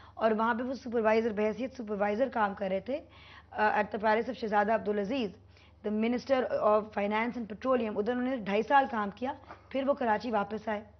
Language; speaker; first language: Urdu; native; Urdu